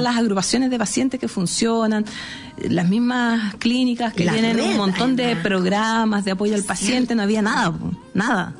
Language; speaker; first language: Spanish; native; Spanish